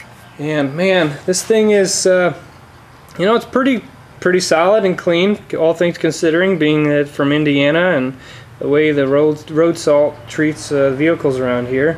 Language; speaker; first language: English; native; English